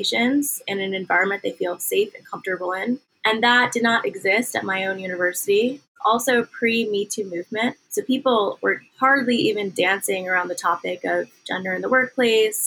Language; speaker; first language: English; native; English